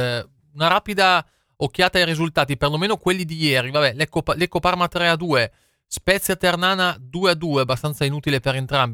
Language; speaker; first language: Italian; native; Italian